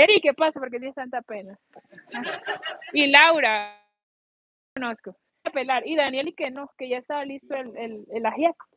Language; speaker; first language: Spanish; native; Spanish